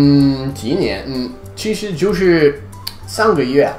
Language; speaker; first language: Chinese; non-native, fluent; English